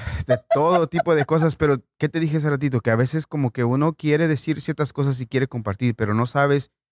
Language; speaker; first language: Spanish; native; Spanish